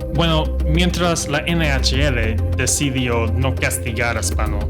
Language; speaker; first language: Spanish; non-native, fluent; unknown